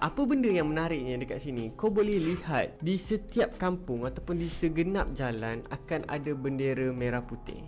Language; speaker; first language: Malay; native; Malay